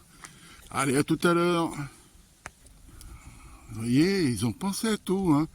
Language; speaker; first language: French; native; French